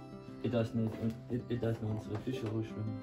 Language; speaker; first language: German; native; German